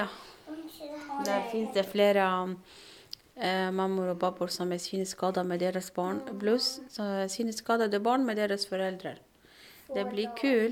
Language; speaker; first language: Swedish; non-native, learner; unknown